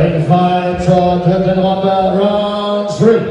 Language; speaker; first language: German; native; German